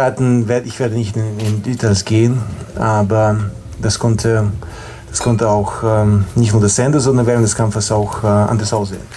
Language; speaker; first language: German; non-native, fluent; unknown